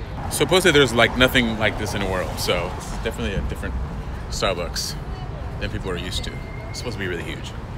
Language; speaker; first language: English; early bilingual, other home language; Spanish